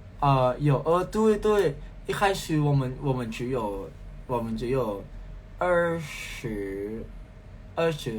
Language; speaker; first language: Chinese; non-native, learner; Thai